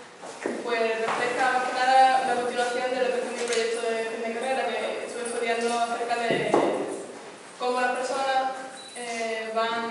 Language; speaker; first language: Spanish; native; Spanish